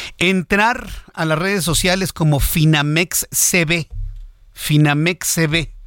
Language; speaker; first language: Spanish; native; Spanish